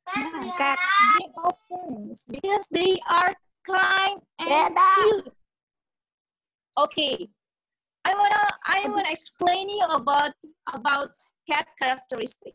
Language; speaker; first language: English; non-native, fluent; Indonesian